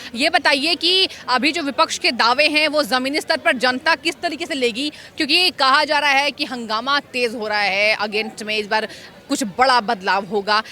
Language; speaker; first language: Hindi; native; Hindi